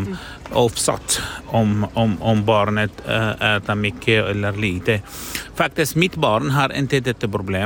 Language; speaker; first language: Swedish; non-native, learner; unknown